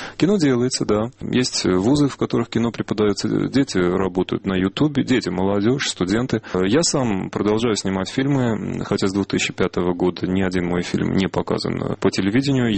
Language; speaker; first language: Russian; non-native, local second language; Armenian